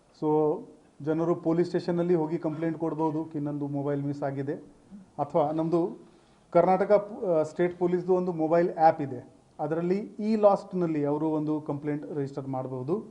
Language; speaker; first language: Kannada; non-native, fluent; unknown